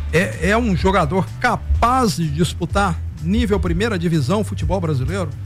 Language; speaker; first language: Portuguese; native; Portuguese